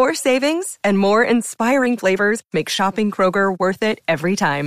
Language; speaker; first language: English; non-native, fluent; Lithuanian